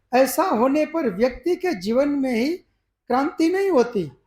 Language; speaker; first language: Hindi; non-native, local second language; Gujarati